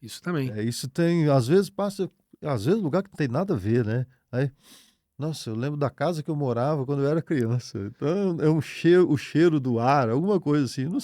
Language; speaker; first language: Portuguese; native; Portuguese